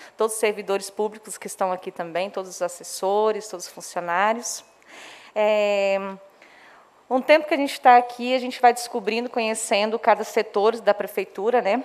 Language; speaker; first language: Portuguese; non-native, local second language; Low German